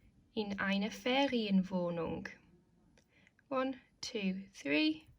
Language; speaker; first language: German; non-native, fluent; English